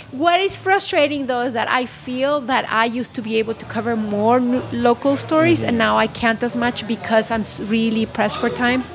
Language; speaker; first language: English; non-native, fluent; Spanish